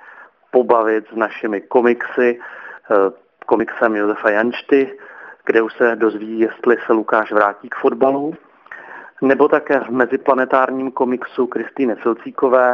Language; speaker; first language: Czech; native; Czech